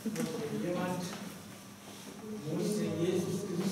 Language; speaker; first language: German; non-native, learner; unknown